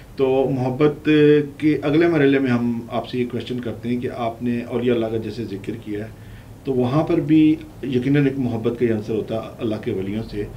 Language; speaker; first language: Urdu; non-native, local second language; Punjabi